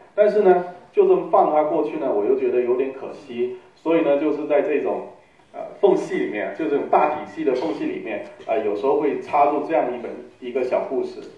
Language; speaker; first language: Chinese; native; Chinese